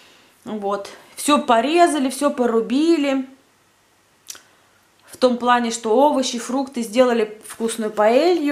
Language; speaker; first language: Russian; native; Russian